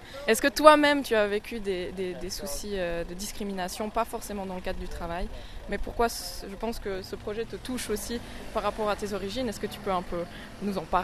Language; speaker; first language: French; native; French